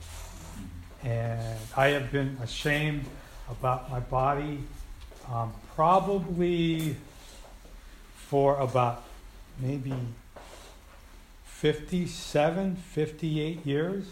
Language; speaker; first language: English; native; English